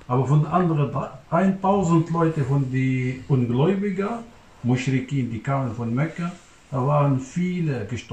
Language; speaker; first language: German; non-native, learner; Turkish